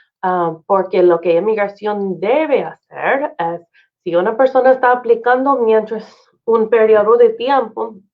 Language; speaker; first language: Spanish; non-native, fluent; English